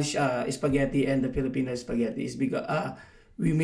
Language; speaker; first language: English; non-native, local second language; Filipino